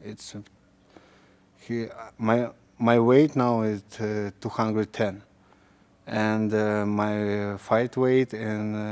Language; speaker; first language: English; non-native, learner; Russian